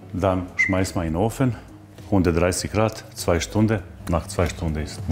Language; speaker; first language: German; non-native, learner; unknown